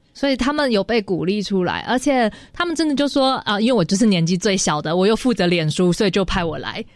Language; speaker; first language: Chinese; non-native, local second language; Hakka Chinese